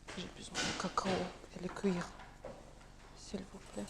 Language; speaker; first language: French; non-native, learner; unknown